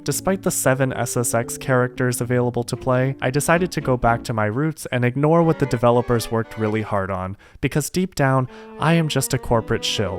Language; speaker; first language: English; native; English